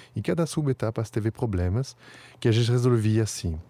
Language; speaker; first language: Portuguese; non-native, fluent; French